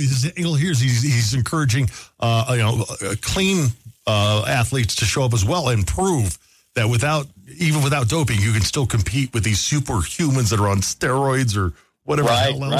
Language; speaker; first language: English; native; English